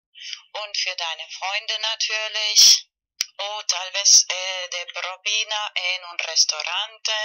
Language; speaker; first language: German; non-native, learner; Spanish